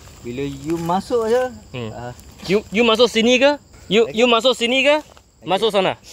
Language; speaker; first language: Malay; non-native, local second language; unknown